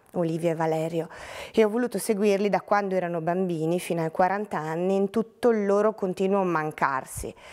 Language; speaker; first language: Italian; native; Italian